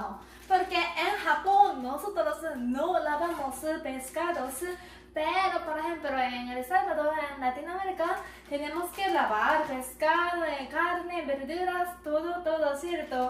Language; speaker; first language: Spanish; non-native, learner; Japanese